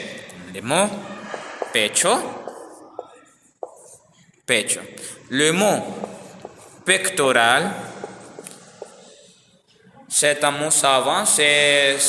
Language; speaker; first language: French; non-native, learner; Spanish